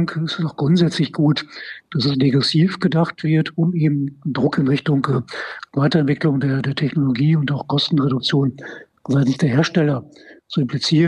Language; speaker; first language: German; native; German